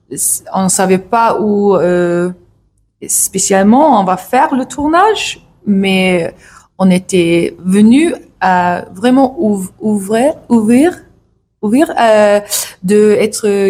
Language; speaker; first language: French; non-native, learner; English